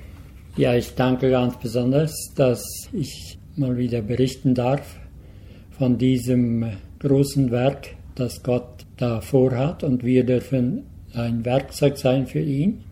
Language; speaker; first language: German; early bilingual, heritage; Low German